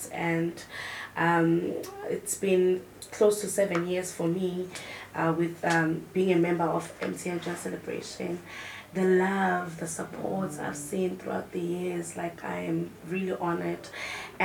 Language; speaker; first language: English; non-native, local second language; Zulu